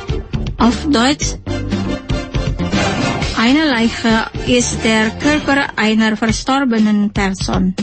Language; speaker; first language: German; non-native, fluent; Indonesian